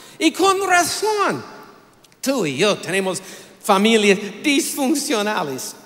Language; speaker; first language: Spanish; non-native, fluent; English